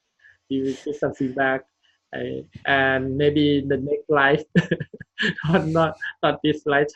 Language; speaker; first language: English; non-native, learner; Thai